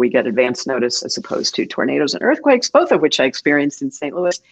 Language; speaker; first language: English; native; English